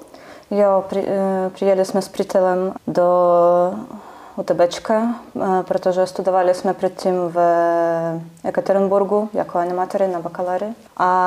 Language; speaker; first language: Czech; non-native, learner; Russian